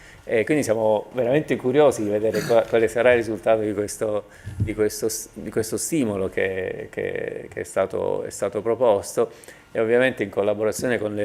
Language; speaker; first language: Italian; native; Italian